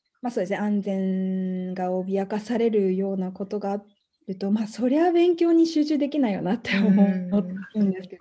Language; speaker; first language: Japanese; native; Japanese